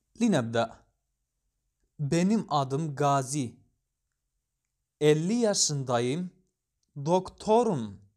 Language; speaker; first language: Turkish; non-native, fluent; Arabic